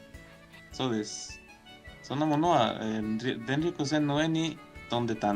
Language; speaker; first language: Japanese; non-native, learner; Spanish